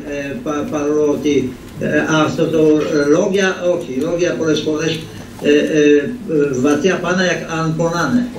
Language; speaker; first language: Greek; non-native, fluent; Polish